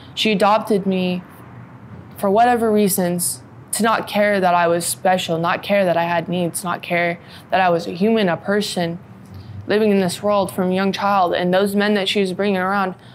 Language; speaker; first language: English; native; English